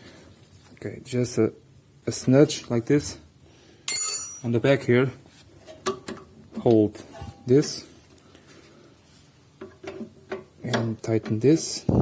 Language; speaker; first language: English; non-native, fluent; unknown